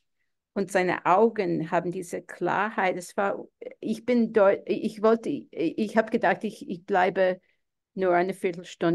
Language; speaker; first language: German; non-native, fluent; English